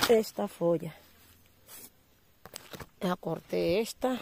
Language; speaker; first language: Portuguese; non-native, local second language; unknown